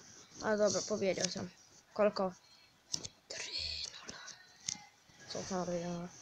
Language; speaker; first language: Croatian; early bilingual, heritage; Croatian